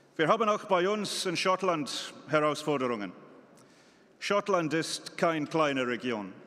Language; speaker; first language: German; non-native, fluent; English